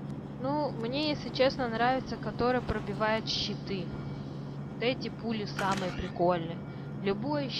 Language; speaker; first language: Russian; native; Russian